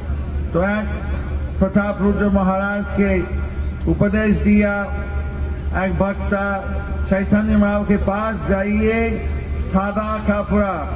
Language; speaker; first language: Hindi; non-native, learner; English